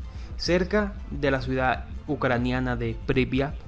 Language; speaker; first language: Spanish; native; Spanish